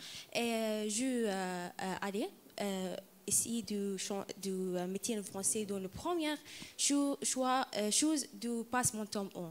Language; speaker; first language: French; non-native, learner; Arabic